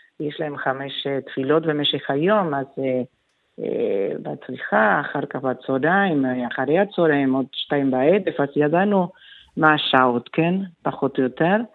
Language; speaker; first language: Hebrew; non-native, fluent; Spanish